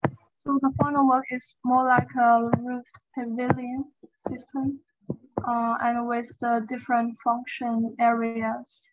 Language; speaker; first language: English; non-native, fluent; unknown